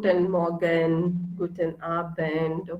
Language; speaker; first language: German; non-native, fluent; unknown